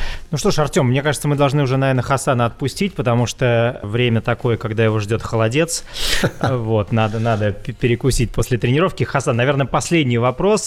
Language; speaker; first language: Russian; native; Russian